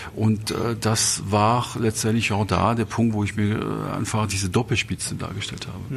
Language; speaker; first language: German; non-native, fluent; French